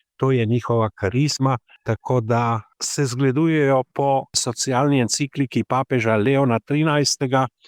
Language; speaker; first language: Slovenian; native; Slovenian